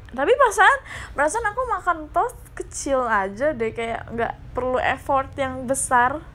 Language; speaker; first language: Indonesian; native; Indonesian